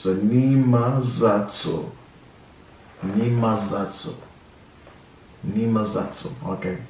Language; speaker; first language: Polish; non-native, learner; English